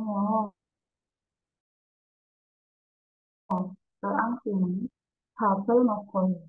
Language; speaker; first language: Korean; non-native, learner; Indonesian